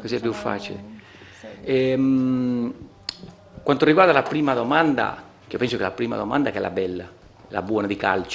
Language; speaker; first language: Italian; non-native, fluent; Portuguese